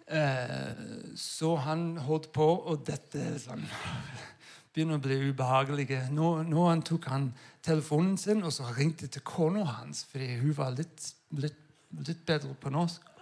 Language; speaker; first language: Norwegian; non-native, fluent; English